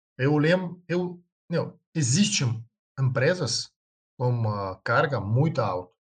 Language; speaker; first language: Portuguese; non-native, learner; Russian